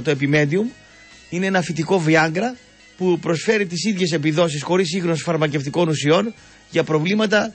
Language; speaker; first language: Greek; native; Greek